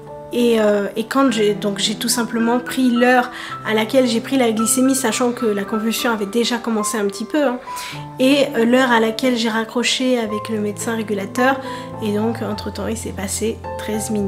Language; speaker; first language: French; native; French